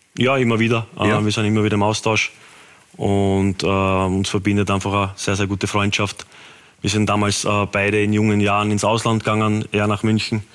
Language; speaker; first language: German; native; German